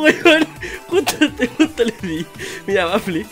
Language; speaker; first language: Spanish; native; Spanish